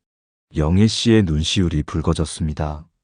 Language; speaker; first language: Korean; native; Korean